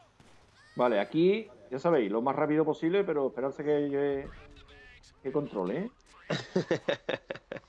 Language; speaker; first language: Spanish; native; Spanish